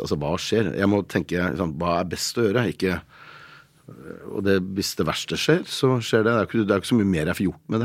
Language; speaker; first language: Norwegian; native; Norwegian